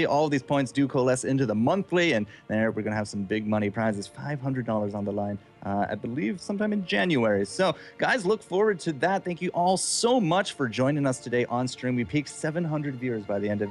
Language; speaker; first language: English; native; English